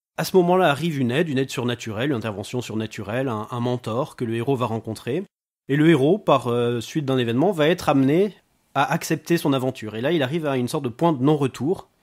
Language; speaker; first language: French; native; French